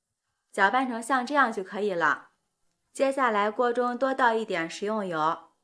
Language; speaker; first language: Chinese; native; Chinese